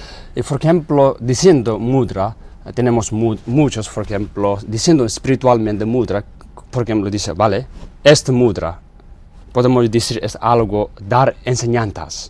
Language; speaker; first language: Spanish; non-native, learner; Tibetan